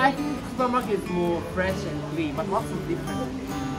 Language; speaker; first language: English; non-native, learner; Japanese